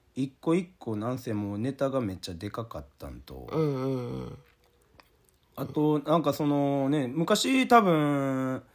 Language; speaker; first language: Japanese; native; Japanese